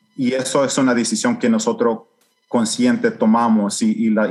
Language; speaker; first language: Spanish; native; Spanish